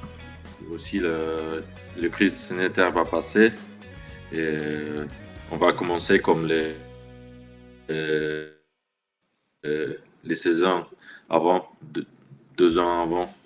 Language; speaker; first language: French; non-native, learner; Russian